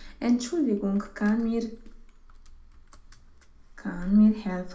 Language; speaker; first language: German; non-native, learner; Romanian